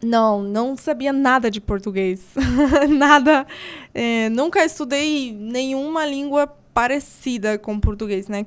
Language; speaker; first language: Portuguese; non-native, fluent; Polish